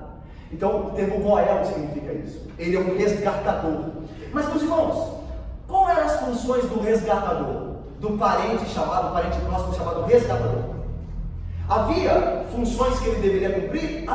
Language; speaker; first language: Portuguese; native; Portuguese